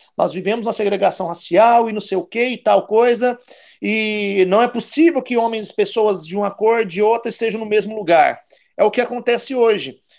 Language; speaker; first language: Portuguese; native; Portuguese